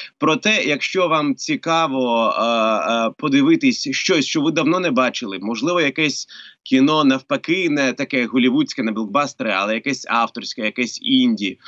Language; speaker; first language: Ukrainian; native; Ukrainian